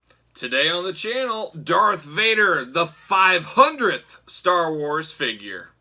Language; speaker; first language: English; native; English